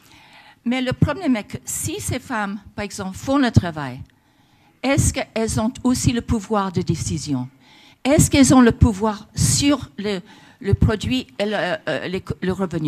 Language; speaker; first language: French; non-native, fluent; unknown